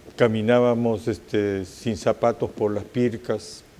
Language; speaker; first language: Spanish; native; Spanish